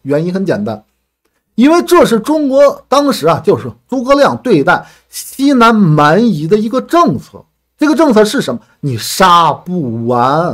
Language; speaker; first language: Chinese; native; Chinese